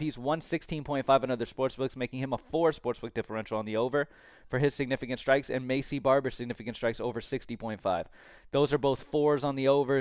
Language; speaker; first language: English; native; English